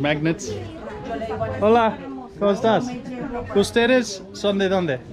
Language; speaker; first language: Spanish; non-native, learner; English